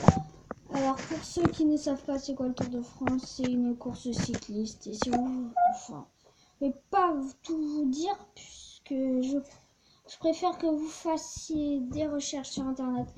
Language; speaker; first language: French; native; French